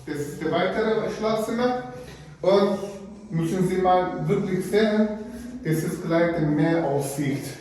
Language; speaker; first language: German; non-native, learner; Turkish